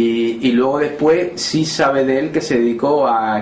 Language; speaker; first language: Spanish; native; Spanish